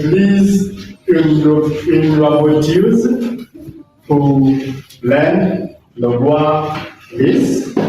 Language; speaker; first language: French; non-native, learner; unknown